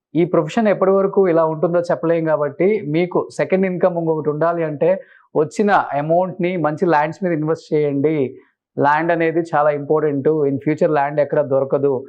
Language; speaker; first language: Telugu; native; Telugu